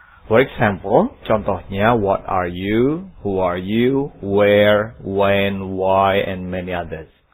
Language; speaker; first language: English; non-native, fluent; Indonesian